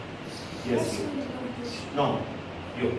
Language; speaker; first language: English; non-native, fluent; Arabic